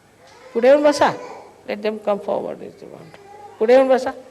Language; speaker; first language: English; non-native, local second language; Hindi